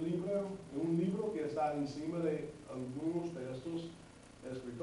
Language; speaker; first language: Spanish; non-native, fluent; English